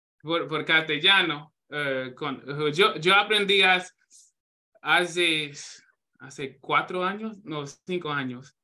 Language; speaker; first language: Spanish; non-native, learner; English